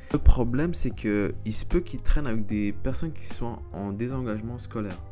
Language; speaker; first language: French; early bilingual, other home language; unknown